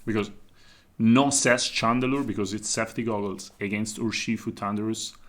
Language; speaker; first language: English; non-native, fluent; Italian